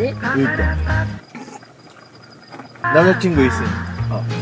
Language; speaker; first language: Korean; non-native, fluent; Japanese